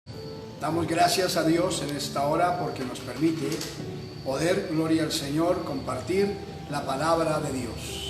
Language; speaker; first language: Spanish; native; Spanish